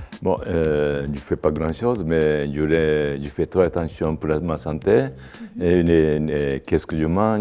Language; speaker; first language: French; non-native, fluent; Japanese